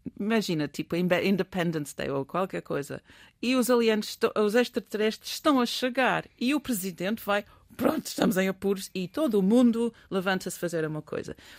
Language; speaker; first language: Portuguese; non-native, fluent; English